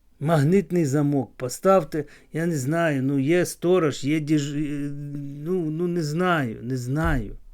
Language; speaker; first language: Ukrainian; non-native, local second language; Russian